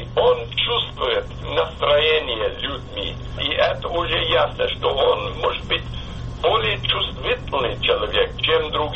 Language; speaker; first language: Russian; non-native, fluent; English